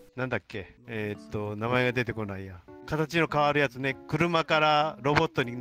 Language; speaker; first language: Japanese; native; Japanese